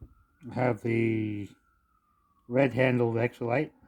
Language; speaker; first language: English; native; English